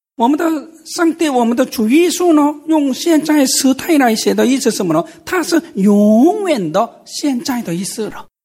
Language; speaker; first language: Chinese; non-native, fluent; Korean